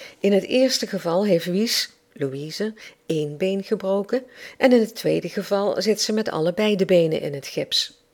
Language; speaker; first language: Dutch; native; Dutch